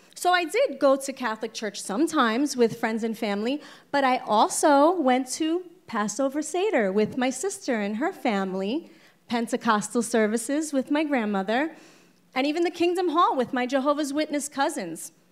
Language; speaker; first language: English; native; English